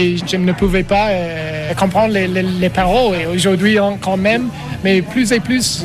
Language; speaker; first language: French; non-native, learner; English